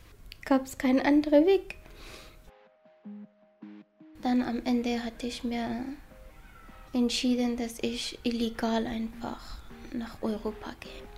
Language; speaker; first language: German; non-native, learner; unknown